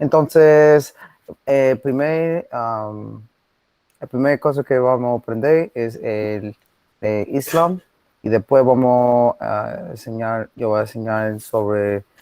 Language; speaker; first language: Spanish; non-native, learner; English